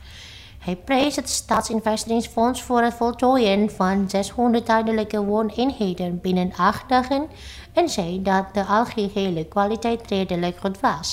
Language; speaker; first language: Dutch; non-native, fluent; Indonesian